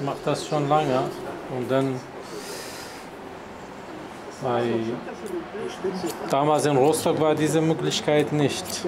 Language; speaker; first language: German; non-native, learner; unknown